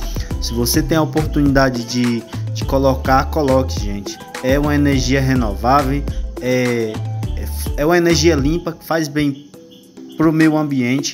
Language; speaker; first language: Portuguese; native; Portuguese